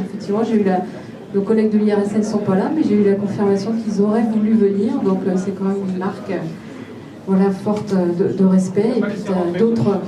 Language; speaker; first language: French; native; French